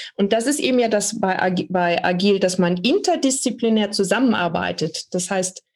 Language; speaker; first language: German; native; German